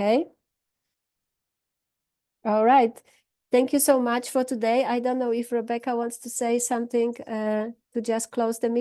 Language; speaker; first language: English; non-native, fluent; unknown